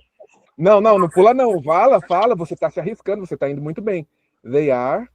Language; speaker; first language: Portuguese; native; Portuguese